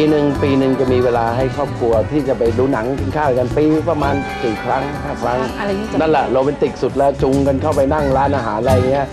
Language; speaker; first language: Thai; native; Thai